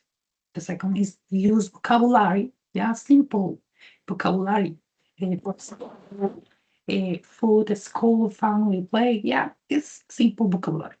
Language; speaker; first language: English; non-native, learner; Spanish